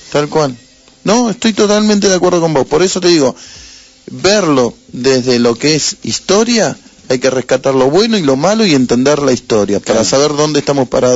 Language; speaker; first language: Spanish; native; Spanish